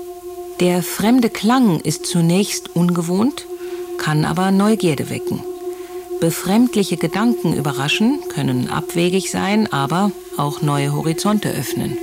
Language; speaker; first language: German; native; German